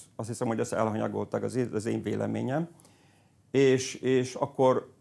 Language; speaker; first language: Hungarian; early bilingual, heritage; Portuguese